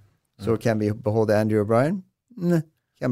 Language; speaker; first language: Swedish; non-native, fluent; English